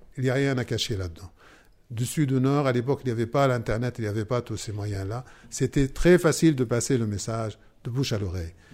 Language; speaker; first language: French; non-native, fluent; Arabic